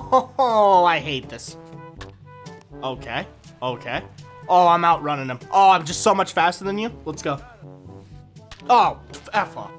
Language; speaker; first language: English; native; English